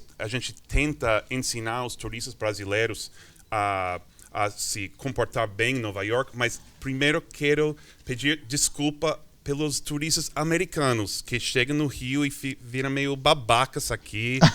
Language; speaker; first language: Portuguese; non-native, fluent; English